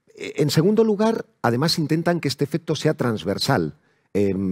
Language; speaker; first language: Spanish; native; Spanish